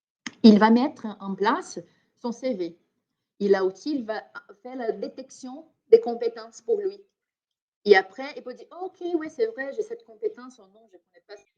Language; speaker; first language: French; non-native, fluent; Portuguese